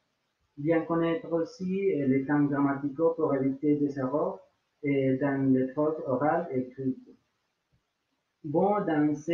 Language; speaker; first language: French; non-native, learner; Spanish